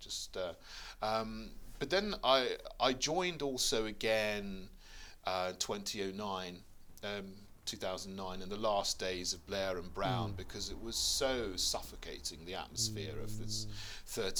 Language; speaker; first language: English; native; English